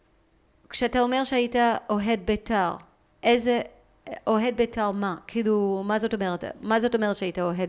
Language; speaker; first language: Hebrew; native; Hebrew